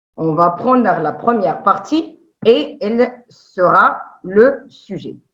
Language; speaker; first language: French; non-native, local second language; Arabic